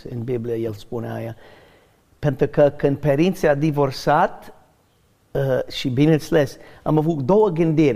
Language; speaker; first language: Romanian; non-native, learner; English